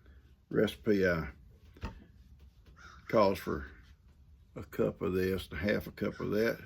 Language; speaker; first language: English; native; English